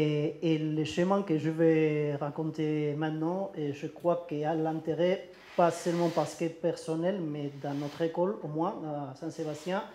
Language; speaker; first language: French; non-native, learner; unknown